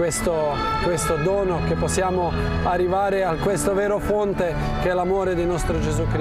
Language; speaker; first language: Italian; non-native, fluent; Croatian